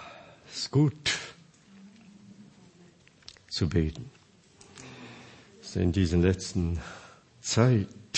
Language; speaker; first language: German; non-native, fluent; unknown